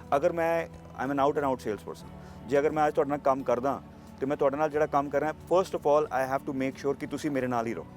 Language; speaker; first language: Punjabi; native; Punjabi